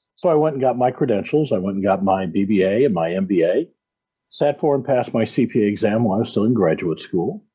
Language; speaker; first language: English; native; English